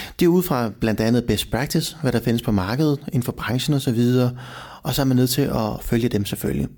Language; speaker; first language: Danish; early bilingual, other home language; Persian